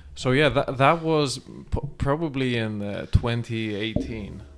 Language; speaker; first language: English; non-native, fluent; Greek